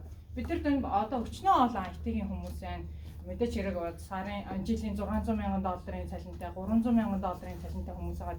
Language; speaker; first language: Mongolian; native; Mongolian